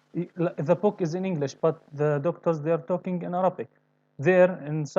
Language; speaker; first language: English; non-native, learner; Arabic